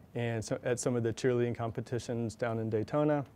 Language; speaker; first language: English; native; English